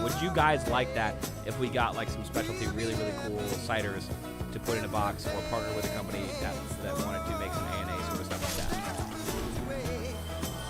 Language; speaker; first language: English; native; English